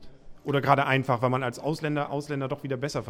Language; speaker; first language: German; native; German